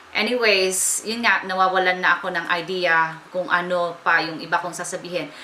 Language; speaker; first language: Filipino; native; Filipino